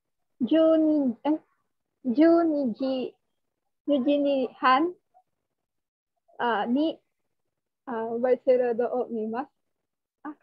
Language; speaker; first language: Japanese; non-native, learner; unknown